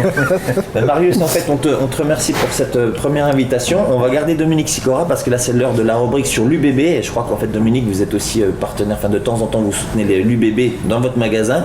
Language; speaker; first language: French; native; French